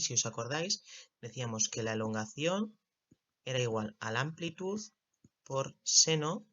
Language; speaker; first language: Spanish; native; Spanish